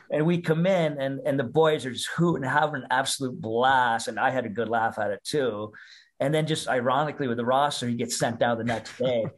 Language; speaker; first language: English; native; English